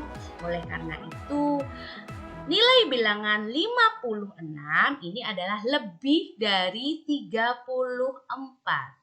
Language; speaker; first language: Indonesian; native; Indonesian